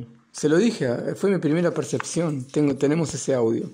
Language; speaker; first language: Spanish; native; Spanish